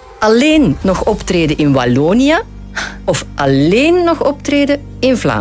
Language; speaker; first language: Dutch; native; Dutch